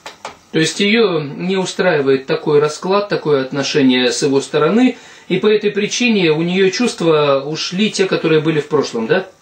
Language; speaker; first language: Russian; native; Russian